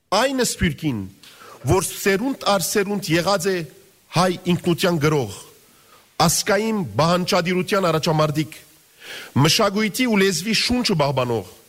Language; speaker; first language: Armenian; early bilingual, heritage; Armenian